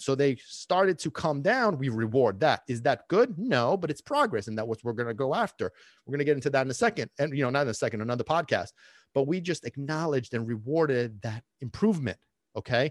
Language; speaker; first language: English; early bilingual, other home language; Italian